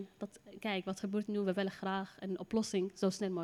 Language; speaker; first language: Dutch; non-native, learner; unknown